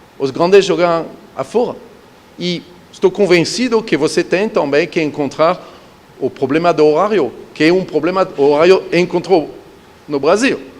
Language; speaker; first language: Portuguese; non-native, fluent; French